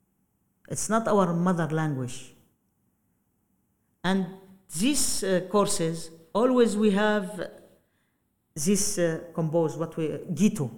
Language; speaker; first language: English; non-native, learner; Arabic